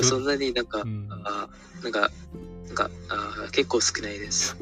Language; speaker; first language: Japanese; non-native, fluent; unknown